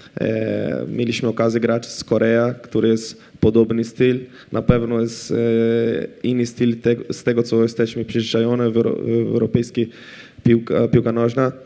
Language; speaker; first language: Polish; non-native, fluent; Portuguese